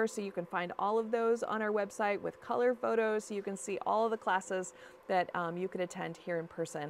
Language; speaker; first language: English; native; English